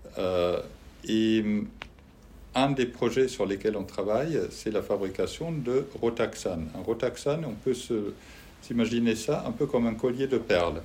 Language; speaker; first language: French; non-native, fluent; German